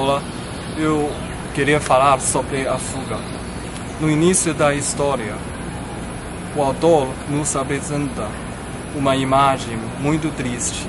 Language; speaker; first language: Portuguese; non-native, learner; Chinese